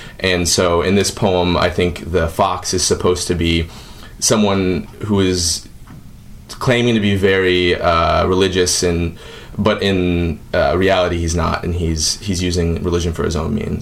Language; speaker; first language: English; native; English